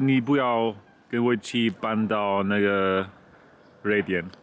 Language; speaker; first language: Chinese; non-native, learner; German